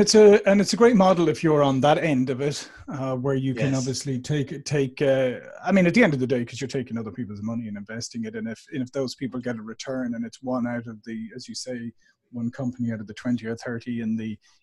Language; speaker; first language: English; native; English